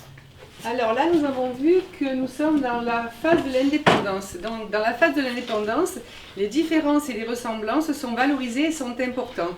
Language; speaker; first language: French; native; French